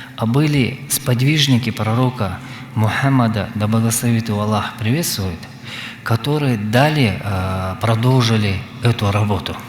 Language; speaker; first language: Russian; non-native, local second language; Kazakh